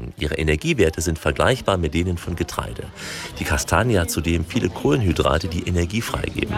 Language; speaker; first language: German; native; German